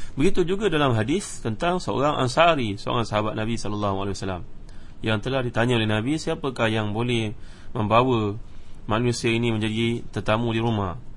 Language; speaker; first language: Malay; native; Malay